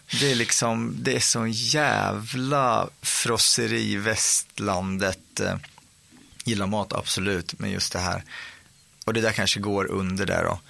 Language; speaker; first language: Swedish; native; Swedish